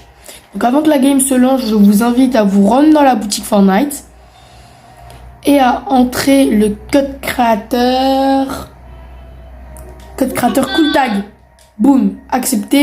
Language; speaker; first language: French; native; French